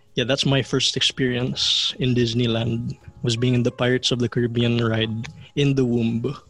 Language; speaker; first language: English; non-native, local second language; Filipino